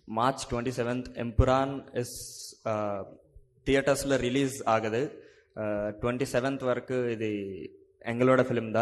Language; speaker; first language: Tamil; non-native, learner; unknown